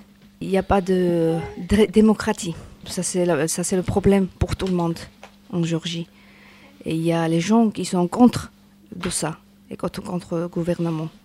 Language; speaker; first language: French; non-native, learner; Georgian